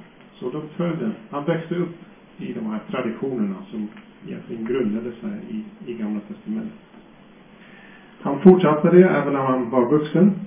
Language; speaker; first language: Swedish; non-native, fluent; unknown